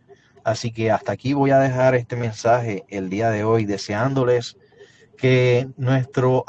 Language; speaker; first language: Spanish; native; Spanish